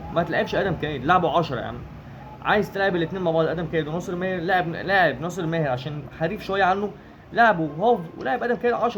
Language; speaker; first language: Arabic; native; Arabic